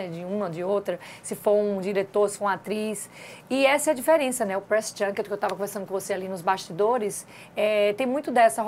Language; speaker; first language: Portuguese; native; Portuguese